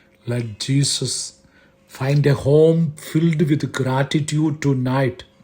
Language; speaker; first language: English; non-native, local second language; Malayalam